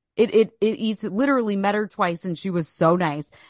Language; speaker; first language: English; native; English